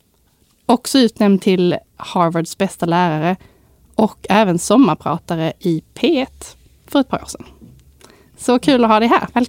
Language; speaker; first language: Swedish; native; Swedish